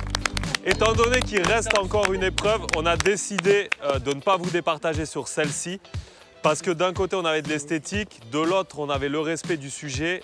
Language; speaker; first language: French; native; French